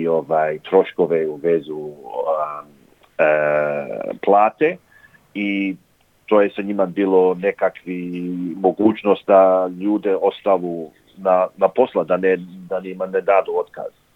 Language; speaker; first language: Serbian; early bilingual, heritage; English